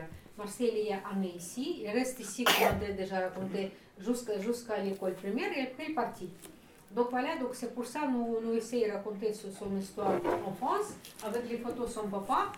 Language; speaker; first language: French; non-native, learner; Russian